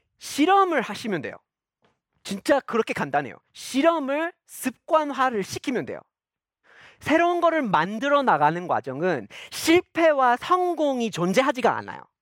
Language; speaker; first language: Korean; non-native, fluent; English